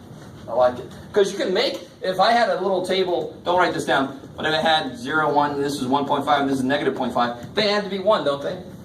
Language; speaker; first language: English; native; English